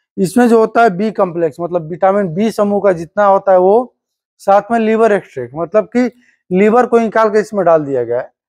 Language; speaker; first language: Hindi; native; Hindi